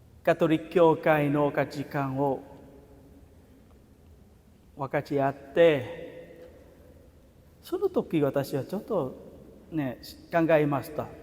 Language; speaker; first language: Japanese; non-native, fluent; Vietnamese